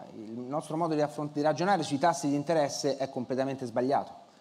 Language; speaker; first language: Italian; native; Italian